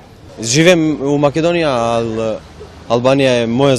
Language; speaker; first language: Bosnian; non-native, learner; Albanian